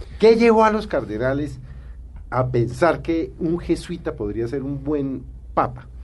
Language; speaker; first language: Spanish; native; Spanish